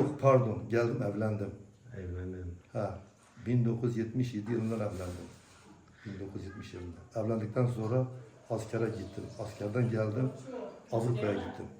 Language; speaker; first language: Turkish; non-native, local second language; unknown